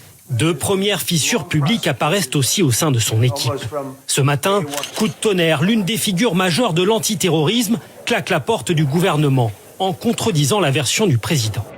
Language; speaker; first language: French; native; French